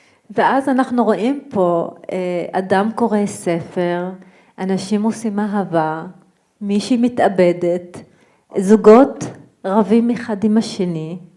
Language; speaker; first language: Hebrew; non-native, local second language; Arabic